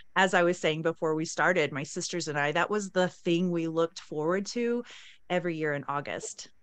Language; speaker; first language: English; native; English